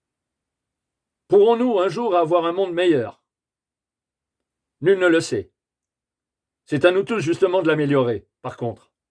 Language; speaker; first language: French; native; French